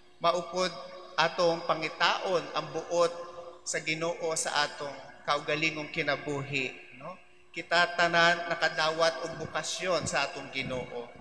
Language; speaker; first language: Cebuano; non-native, local second language; Filipino